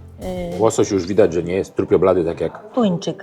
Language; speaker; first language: Polish; native; Polish